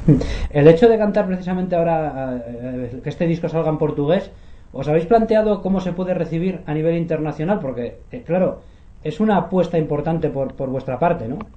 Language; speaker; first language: Spanish; native; Spanish